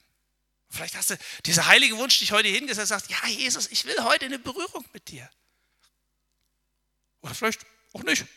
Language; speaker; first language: German; native; German